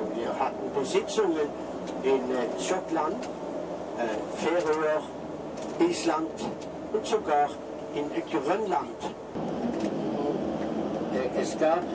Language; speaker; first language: German; non-native, fluent; Norwegian